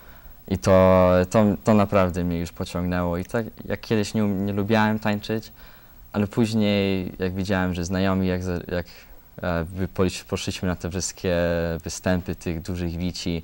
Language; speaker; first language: Polish; early bilingual, heritage; Polish